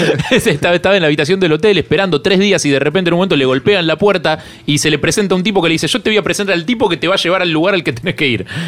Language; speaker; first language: Spanish; native; Spanish